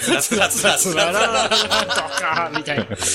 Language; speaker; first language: Japanese; native; Japanese